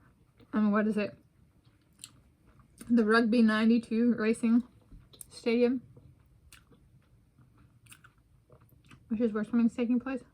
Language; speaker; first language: English; native; English